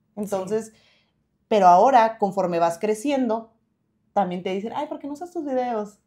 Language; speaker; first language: Spanish; native; Spanish